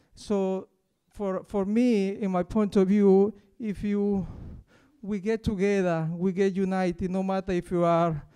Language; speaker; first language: English; non-native, fluent; Spanish